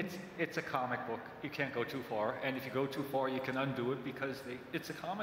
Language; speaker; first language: English; native; English